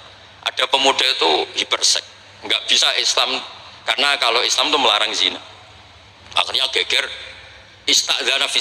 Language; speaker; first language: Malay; non-native, local second language; Javanese